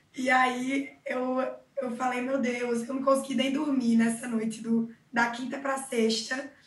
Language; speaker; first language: Portuguese; native; Portuguese